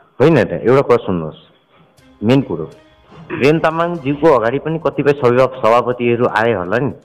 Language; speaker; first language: Nepali; native; Nepali